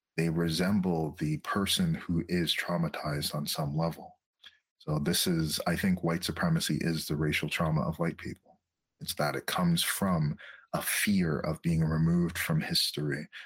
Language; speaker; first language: English; native; English